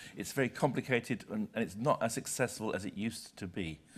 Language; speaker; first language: English; native; English